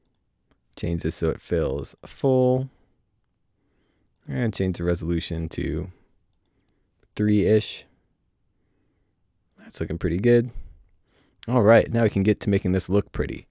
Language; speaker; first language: English; native; English